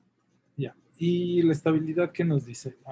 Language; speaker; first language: Spanish; native; Spanish